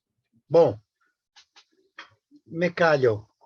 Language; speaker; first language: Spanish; non-native, fluent; Portuguese